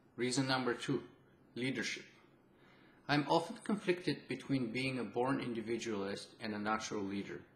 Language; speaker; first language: English; non-native, fluent; Bulgarian